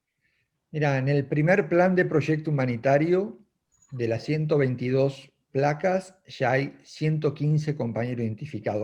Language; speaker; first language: Spanish; native; Spanish